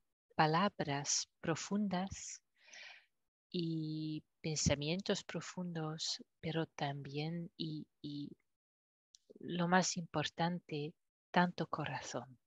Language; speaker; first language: Spanish; non-native, fluent; French